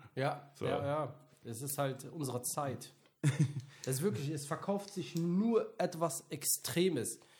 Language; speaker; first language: German; native; German